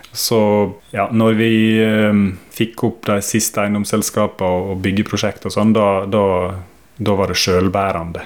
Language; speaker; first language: Norwegian; native; Norwegian